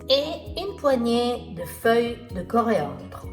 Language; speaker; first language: French; non-native, fluent; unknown